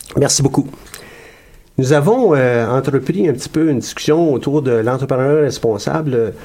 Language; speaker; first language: French; native; French